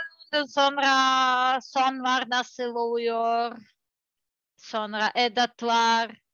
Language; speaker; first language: Turkish; non-native, learner; Serbian